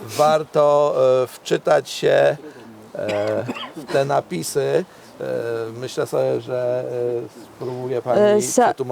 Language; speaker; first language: Polish; native; Polish